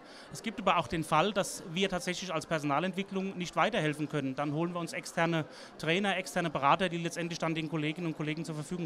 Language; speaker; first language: German; native; German